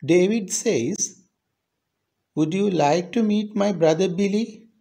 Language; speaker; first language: English; non-native, local second language; Sinhala